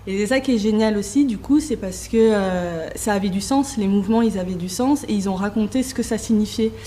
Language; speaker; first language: French; native; French